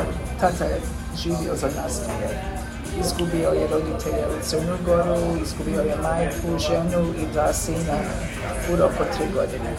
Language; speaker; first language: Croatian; early bilingual, heritage; Serbian